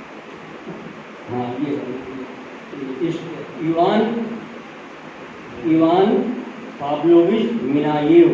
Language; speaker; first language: Hindi; native; Hindi